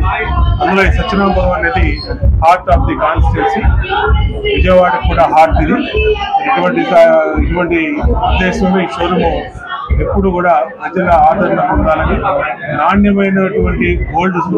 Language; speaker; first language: Telugu; native; Telugu